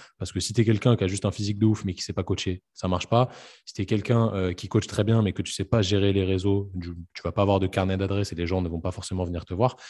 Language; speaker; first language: French; native; French